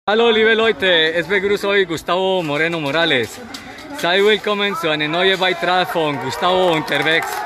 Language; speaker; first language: German; non-native, fluent; Spanish